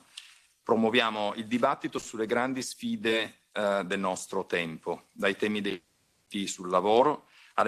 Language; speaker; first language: Italian; native; Italian